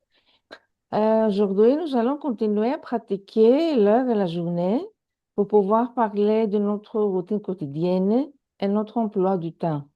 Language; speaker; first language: French; non-native, fluent; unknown